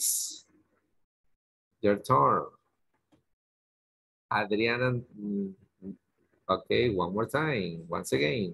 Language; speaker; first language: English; non-native, fluent; Spanish